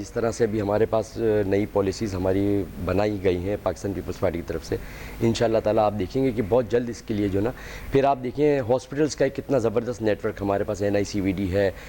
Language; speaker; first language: Urdu; native; Urdu